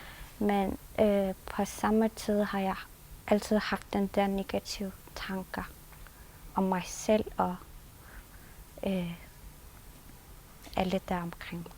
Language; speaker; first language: Danish; non-native, local second language; Kalaallisut